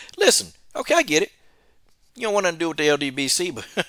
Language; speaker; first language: English; native; English